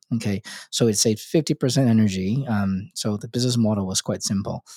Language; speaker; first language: English; non-native, local second language; Cantonese